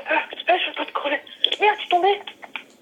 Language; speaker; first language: French; native; French